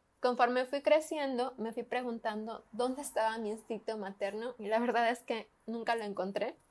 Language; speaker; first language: Spanish; native; Spanish